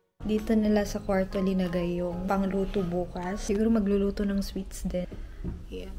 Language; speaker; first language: Filipino; native; Filipino